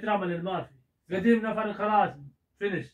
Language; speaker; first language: Arabic; non-native, learner; Punjabi